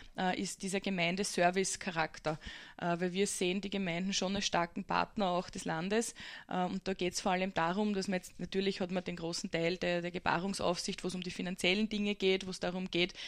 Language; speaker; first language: German; native; German